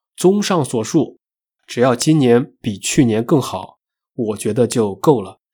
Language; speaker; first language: Chinese; native; Chinese